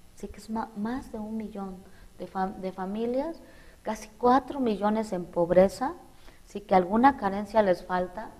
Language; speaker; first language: Spanish; native; Spanish